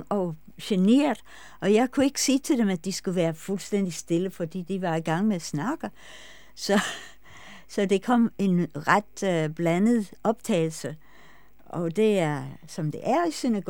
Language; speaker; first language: Danish; non-native, fluent; English